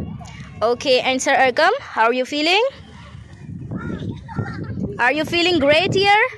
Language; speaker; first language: English; non-native, learner; Urdu